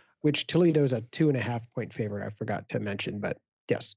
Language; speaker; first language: English; native; English